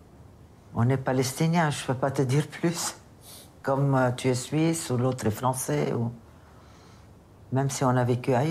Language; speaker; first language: French; non-native, local second language; Arabic